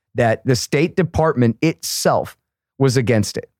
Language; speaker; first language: English; native; English